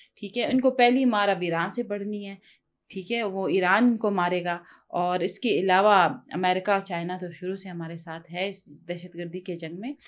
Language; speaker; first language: Urdu; non-native, local second language; Pashto